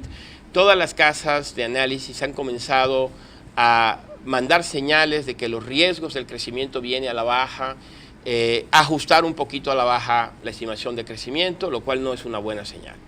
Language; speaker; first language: Spanish; native; Spanish